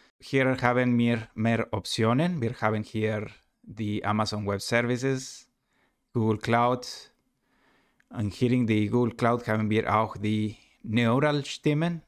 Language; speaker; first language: German; non-native, learner; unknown